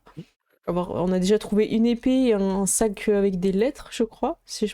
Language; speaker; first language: French; native; French